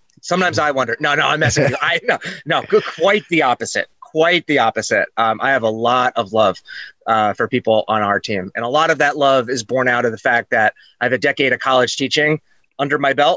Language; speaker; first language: English; native; English